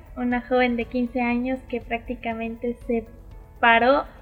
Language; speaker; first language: Spanish; native; Spanish